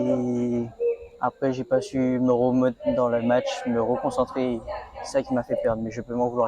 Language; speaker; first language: French; native; French